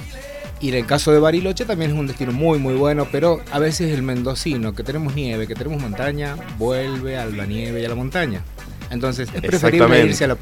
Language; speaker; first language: Spanish; native; Spanish